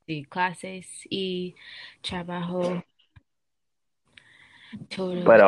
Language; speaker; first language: Spanish; non-native, learner; English